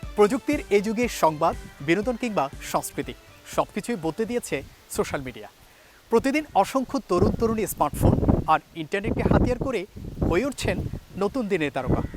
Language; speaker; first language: Bangla; native; Bangla